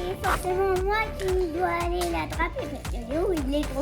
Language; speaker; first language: French; early bilingual, heritage; French